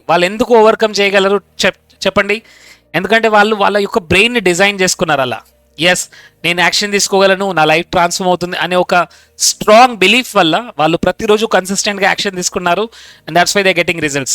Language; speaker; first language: Telugu; native; Telugu